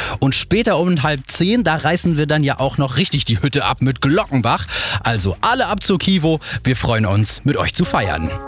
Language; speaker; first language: German; native; German